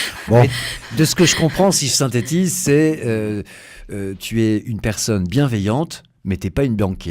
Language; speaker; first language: French; native; French